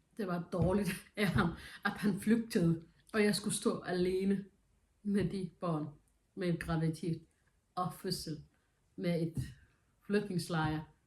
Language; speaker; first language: Danish; non-native, fluent; Somali